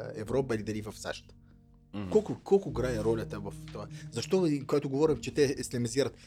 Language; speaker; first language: Bulgarian; non-native, fluent; Arabic